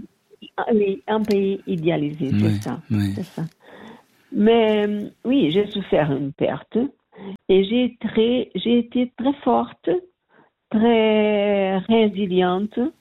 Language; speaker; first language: French; non-native, learner; Portuguese